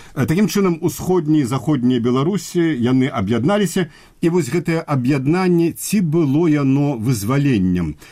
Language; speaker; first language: Belarusian; native; Belarusian